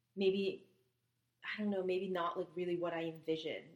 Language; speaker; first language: English; native; English